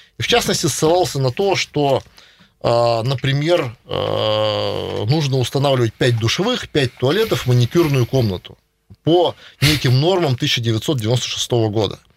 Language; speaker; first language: Russian; native; Russian